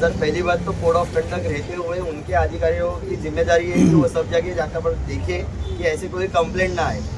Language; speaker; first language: Hindi; non-native, local second language; Marathi